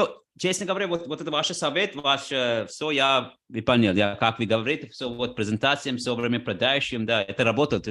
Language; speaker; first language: Russian; non-native, fluent; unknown